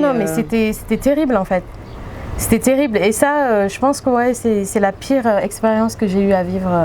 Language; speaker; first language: French; native; French